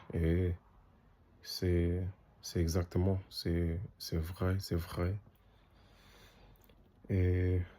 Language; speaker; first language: French; non-native, learner; English